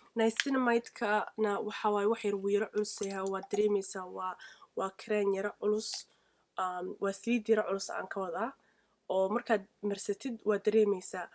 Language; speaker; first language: Somali; early bilingual, heritage; Somali